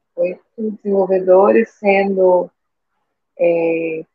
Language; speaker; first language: Portuguese; native; Portuguese